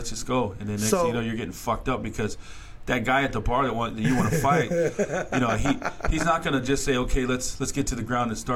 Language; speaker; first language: English; native; English